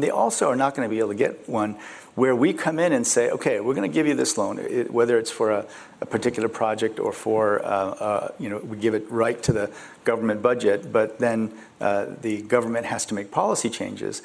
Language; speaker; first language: English; early bilingual, other home language; Korean